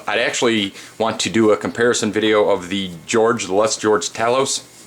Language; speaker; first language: English; native; English